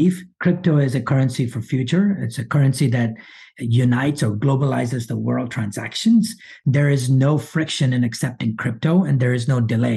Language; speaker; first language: English; early bilingual, other home language; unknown